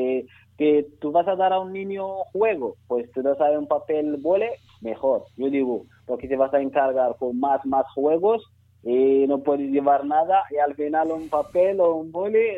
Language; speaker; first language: Spanish; non-native, learner; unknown